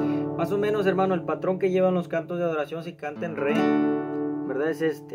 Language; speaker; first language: Spanish; native; Spanish